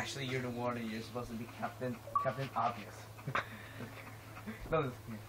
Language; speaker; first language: English; native; English